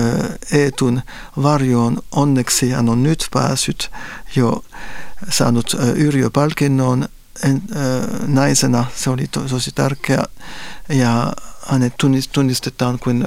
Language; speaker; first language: Finnish; non-native, fluent; Spanish